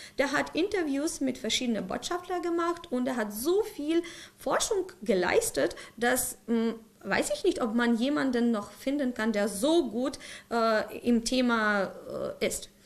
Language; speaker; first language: German; non-native, fluent; Ukrainian